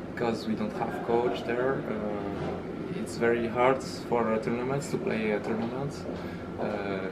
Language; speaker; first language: English; early bilingual, other home language; Malagasy